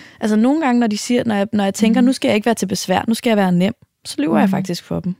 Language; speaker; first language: Danish; native; Danish